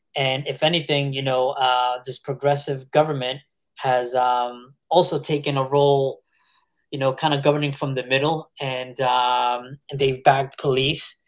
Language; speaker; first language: English; early bilingual, other home language; Spanish